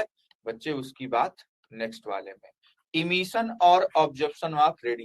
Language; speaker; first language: Hindi; native; Hindi